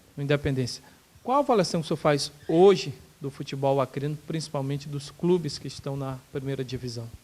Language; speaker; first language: Portuguese; native; Portuguese